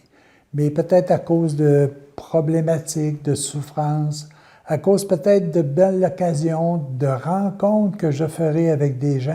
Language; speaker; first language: French; native; French